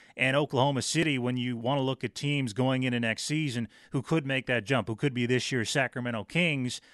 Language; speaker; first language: English; native; English